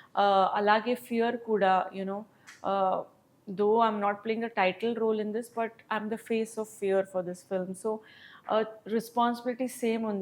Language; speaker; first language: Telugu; non-native, local second language; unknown